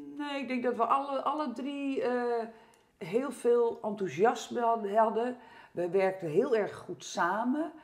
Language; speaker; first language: Dutch; early bilingual, heritage; French